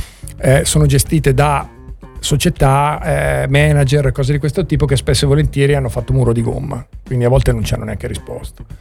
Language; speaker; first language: Italian; native; Italian